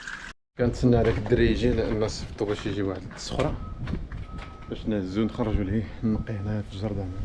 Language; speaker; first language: Arabic; native; Arabic